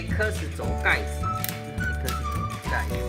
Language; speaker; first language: Chinese; native; Chinese